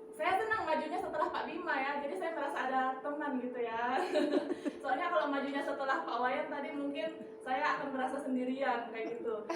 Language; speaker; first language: Indonesian; non-native, local second language; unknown